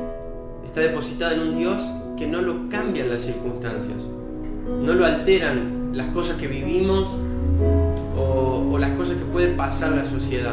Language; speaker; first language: Spanish; native; Spanish